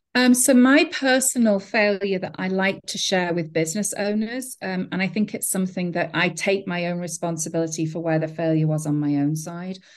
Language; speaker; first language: English; native; English